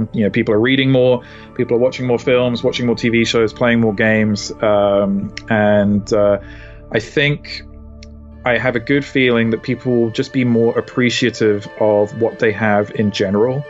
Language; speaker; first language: English; native; English